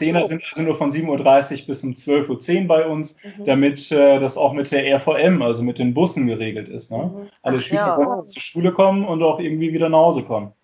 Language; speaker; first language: German; native; German